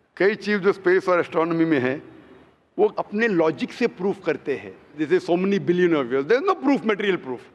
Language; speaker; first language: Hindi; non-native, local second language; Konkani